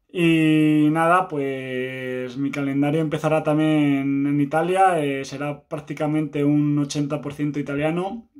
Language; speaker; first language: Spanish; native; Spanish